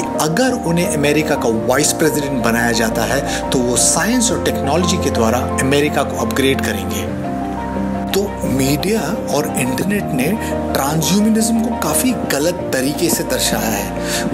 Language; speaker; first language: Hindi; native; Hindi